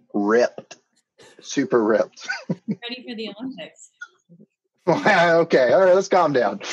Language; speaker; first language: English; native; English